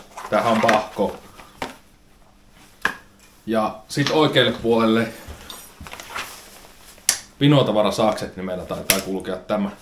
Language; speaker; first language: Finnish; native; Finnish